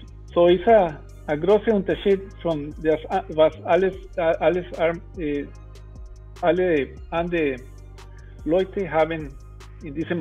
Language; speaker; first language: German; non-native, learner; Spanish